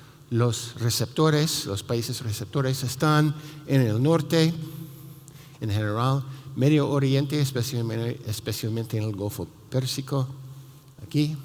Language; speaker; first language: Spanish; non-native, fluent; English